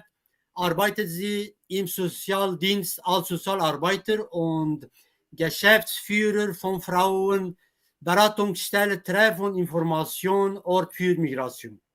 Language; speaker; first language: German; non-native, fluent; Kurdish